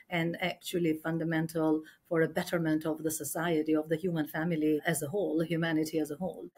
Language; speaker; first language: English; non-native, fluent; Albanian